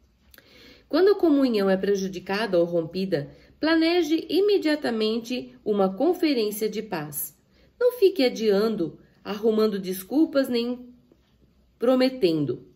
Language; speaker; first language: Portuguese; native; Portuguese